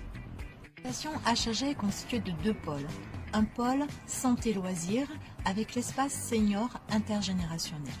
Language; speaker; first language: French; native; French